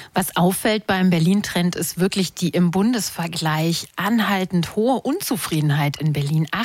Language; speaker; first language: German; native; German